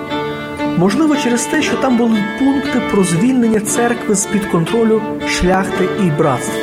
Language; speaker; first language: Ukrainian; native; Ukrainian